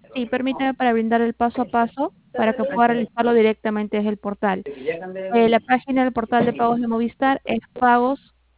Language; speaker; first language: Spanish; native; Spanish